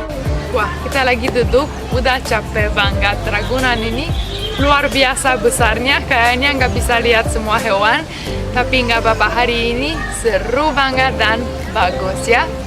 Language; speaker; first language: Indonesian; non-native, fluent; Romanian